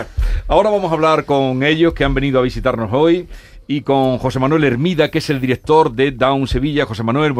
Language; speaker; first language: Spanish; native; Spanish